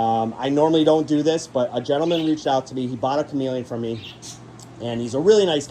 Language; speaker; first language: English; native; English